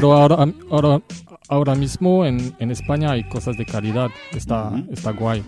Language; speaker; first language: Spanish; non-native, fluent; French